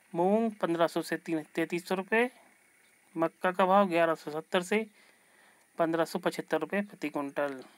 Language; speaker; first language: Hindi; native; Hindi